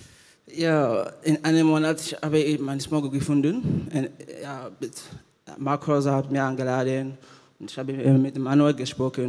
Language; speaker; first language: German; non-native, learner; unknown